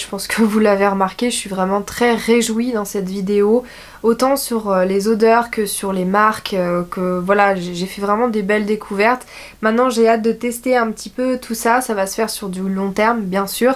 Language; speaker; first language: French; native; French